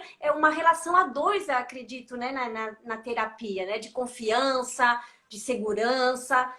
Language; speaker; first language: Portuguese; non-native, fluent; French